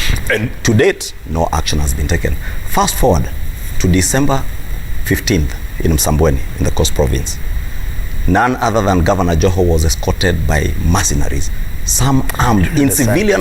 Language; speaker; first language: English; non-native, local second language; Kikuyu